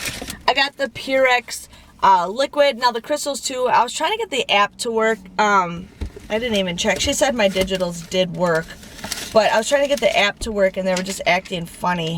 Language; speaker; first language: English; native; English